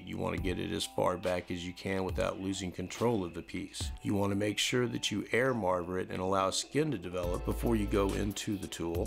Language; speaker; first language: English; native; English